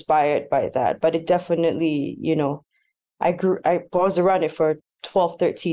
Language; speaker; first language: English; non-native, local second language; Malay